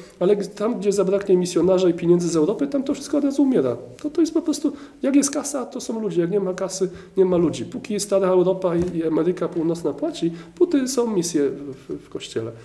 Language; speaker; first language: Polish; native; Polish